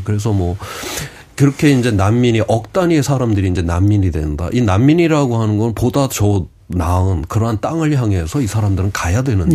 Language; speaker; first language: Korean; native; Korean